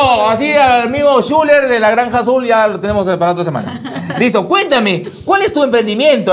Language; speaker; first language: Spanish; native; Spanish